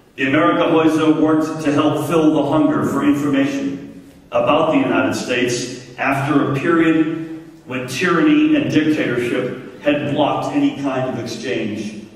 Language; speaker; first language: English; native; English